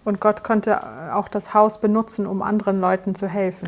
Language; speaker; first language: German; native; German